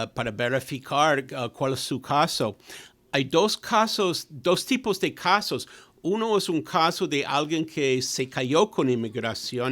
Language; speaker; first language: Spanish; non-native, fluent; English